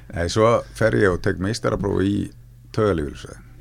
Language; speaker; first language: Icelandic; native; Icelandic